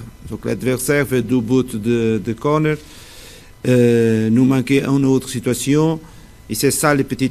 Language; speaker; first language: French; non-native, fluent; Portuguese